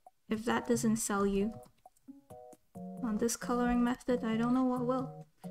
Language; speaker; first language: English; non-native, local second language; Cantonese